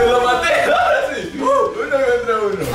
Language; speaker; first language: Spanish; native; Spanish